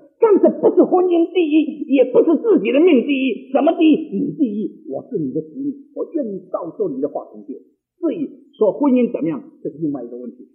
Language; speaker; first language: Chinese; native; Chinese